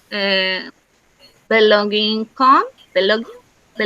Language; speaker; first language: English; non-native, learner; Spanish